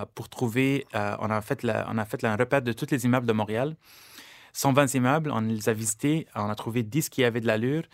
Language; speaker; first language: French; non-native, local second language; Arabic